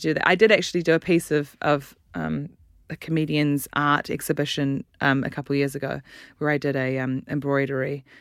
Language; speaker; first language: English; native; English